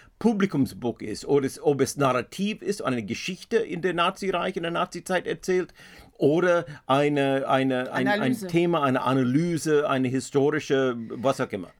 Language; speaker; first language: German; non-native, fluent; English